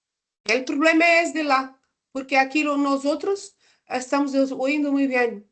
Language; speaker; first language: Spanish; non-native, learner; Portuguese